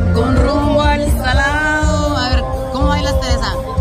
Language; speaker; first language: Spanish; early bilingual, heritage; Spanish